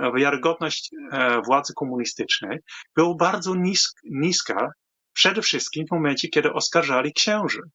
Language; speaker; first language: Polish; non-native, fluent; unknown